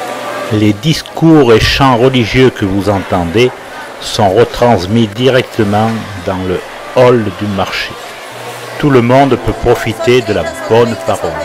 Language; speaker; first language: French; native; French